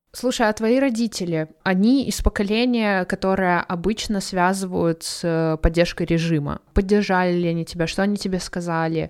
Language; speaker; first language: Russian; native; Russian